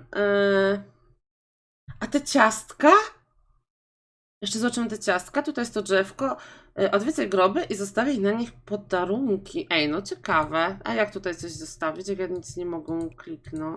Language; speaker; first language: Polish; native; Polish